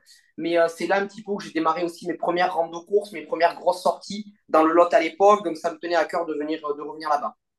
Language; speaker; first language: French; native; French